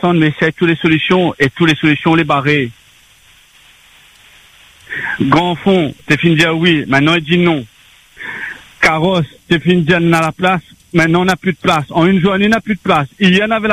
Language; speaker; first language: French; non-native, local second language; Réunion Creole French